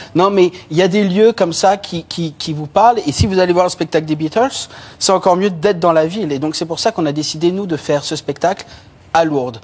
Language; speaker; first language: French; native; French